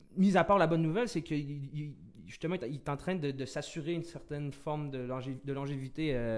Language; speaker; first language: French; early bilingual, other home language; Arabic